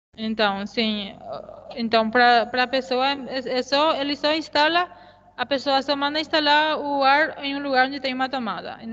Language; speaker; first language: Portuguese; non-native, fluent; Spanish